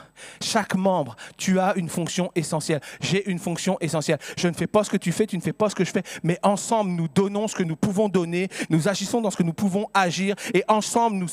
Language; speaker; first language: French; native; French